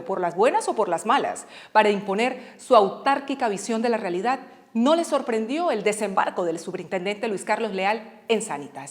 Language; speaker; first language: Spanish; native; Spanish